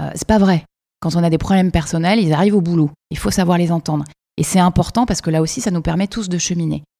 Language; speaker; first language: French; native; French